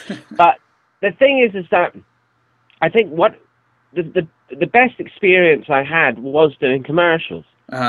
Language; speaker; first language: English; native; English